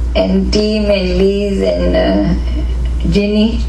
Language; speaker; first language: English; non-native, local second language; Gujarati